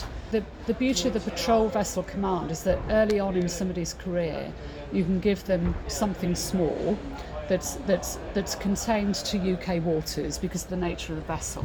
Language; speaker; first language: English; native; English